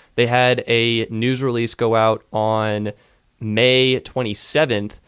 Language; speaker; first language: English; native; English